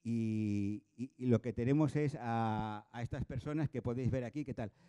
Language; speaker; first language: Spanish; non-native, local second language; Catalan